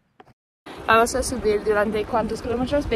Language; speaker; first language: Spanish; non-native, fluent; English